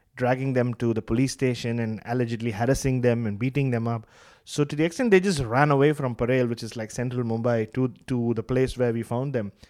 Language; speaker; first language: English; non-native, local second language; Tamil